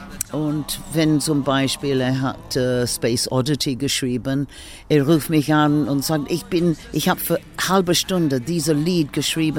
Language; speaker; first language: German; non-native, learner; English